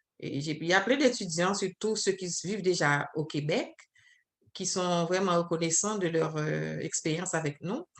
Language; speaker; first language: French; non-native, local second language; Haitian Creole